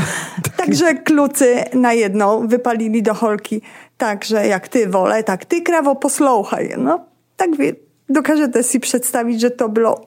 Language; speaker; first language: Czech; non-native, learner; Polish